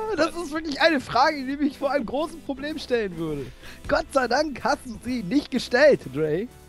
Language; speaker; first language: German; native; German